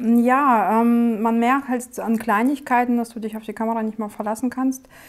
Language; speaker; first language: German; non-native, fluent; Russian